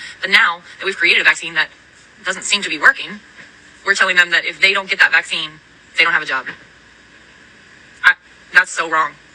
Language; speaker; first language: English; native; English